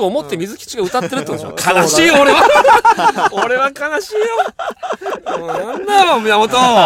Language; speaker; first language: Japanese; native; Japanese